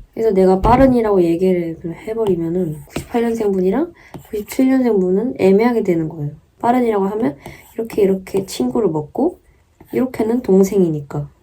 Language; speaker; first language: Korean; native; Korean